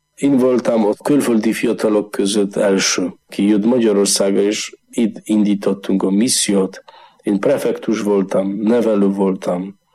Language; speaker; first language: Hungarian; non-native, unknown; Polish